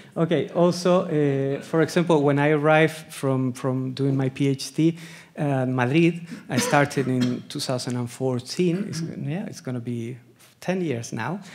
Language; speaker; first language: English; non-native, fluent; Spanish